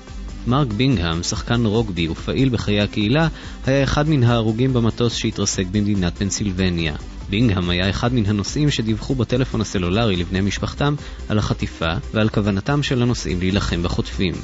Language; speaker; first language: Hebrew; native; Hebrew